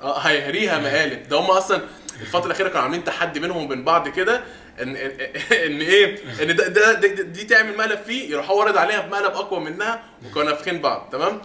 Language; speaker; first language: Arabic; native; Arabic